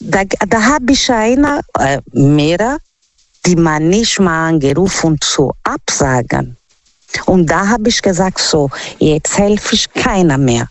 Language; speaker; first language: German; non-native, learner; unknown